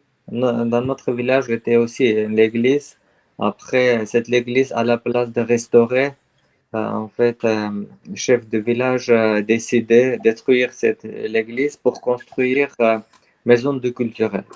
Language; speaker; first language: French; non-native, learner; Armenian